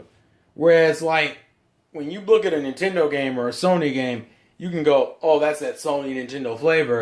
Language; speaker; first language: English; native; English